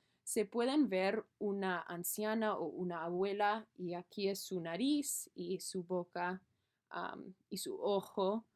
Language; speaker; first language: Spanish; non-native, learner; English